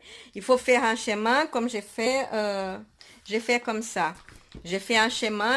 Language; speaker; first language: French; non-native, fluent; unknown